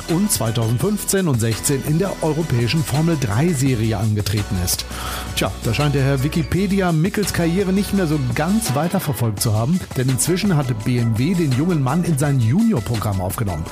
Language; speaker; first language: German; native; German